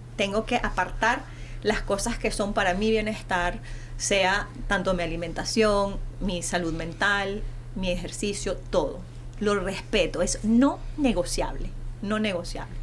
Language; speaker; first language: Spanish; early bilingual, heritage; Spanish